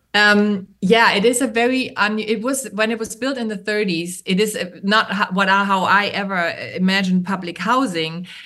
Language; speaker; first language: English; non-native, fluent; German